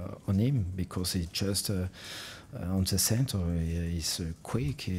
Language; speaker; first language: English; non-native, fluent; French